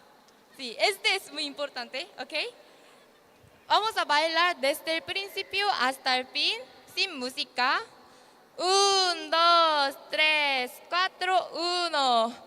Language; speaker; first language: Spanish; non-native, learner; Korean